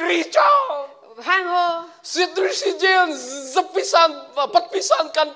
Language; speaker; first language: Russian; non-native, learner; Vietnamese